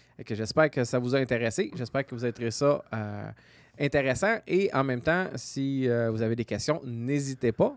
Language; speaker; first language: French; native; French